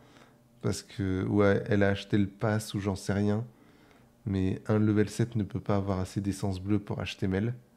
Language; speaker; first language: French; native; French